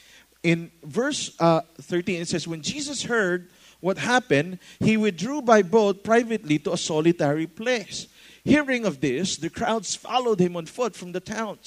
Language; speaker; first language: English; non-native, local second language; Filipino